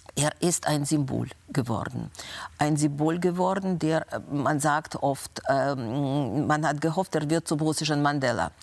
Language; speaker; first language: German; non-native, fluent; Russian